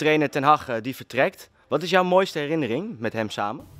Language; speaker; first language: Dutch; native; Dutch